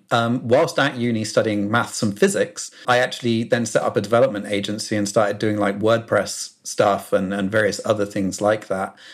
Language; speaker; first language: English; native; English